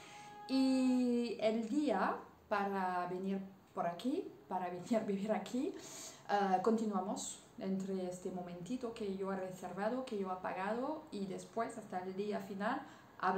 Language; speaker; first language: Spanish; non-native, learner; French